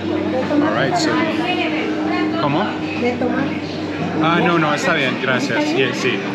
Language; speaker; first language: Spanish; non-native, learner; English